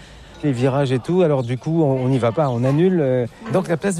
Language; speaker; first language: French; native; French